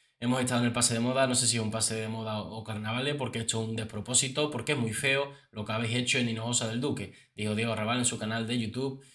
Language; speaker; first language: Spanish; native; Spanish